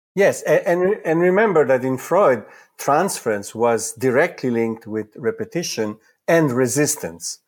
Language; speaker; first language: English; non-native, fluent; Italian